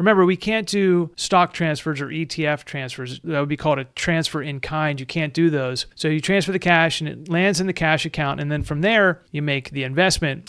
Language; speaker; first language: English; native; English